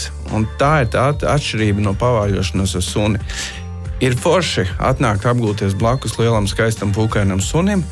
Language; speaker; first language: Latvian; native; Latvian